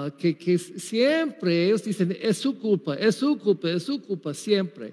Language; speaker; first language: Spanish; non-native, learner; English